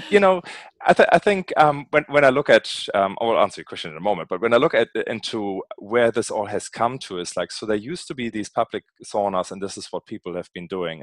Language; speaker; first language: English; non-native, fluent; German